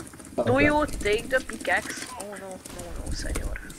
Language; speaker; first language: English; non-native, learner; Hungarian